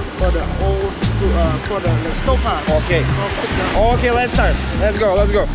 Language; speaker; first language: English; non-native, learner; Serbian